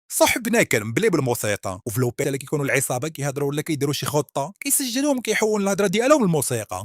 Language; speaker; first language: Arabic; native; Arabic